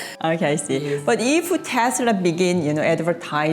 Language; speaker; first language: English; non-native, learner; Korean